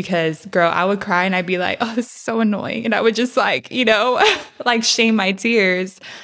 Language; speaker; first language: English; early bilingual, other home language; Spanish